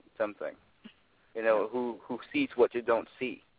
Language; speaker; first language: English; non-native, local second language; Filipino